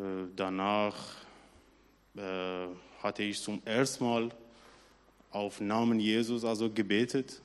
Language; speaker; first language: German; non-native, learner; Persian